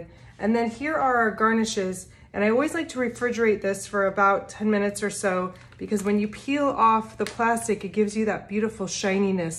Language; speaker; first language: English; native; English